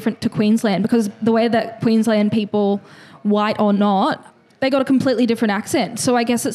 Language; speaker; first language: English; native; English